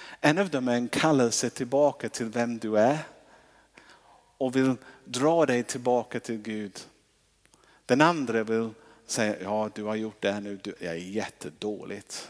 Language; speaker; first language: Swedish; non-native, fluent; English